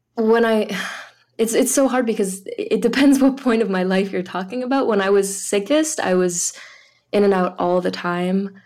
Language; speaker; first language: English; early bilingual, other home language; French